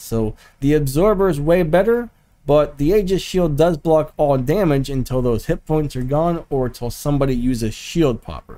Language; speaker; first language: English; native; English